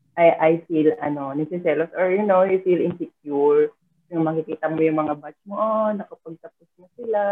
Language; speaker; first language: Filipino; non-native, local second language; Cebuano